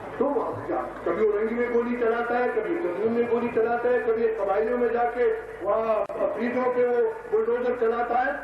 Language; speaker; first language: Urdu; non-native, local second language; Pashto